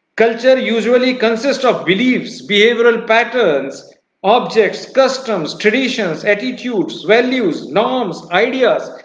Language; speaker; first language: English; non-native, local second language; Hindi